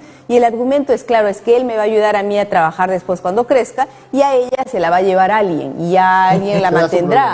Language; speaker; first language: Spanish; native; Spanish